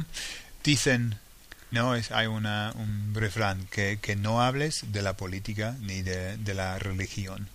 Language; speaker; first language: Spanish; non-native, fluent; English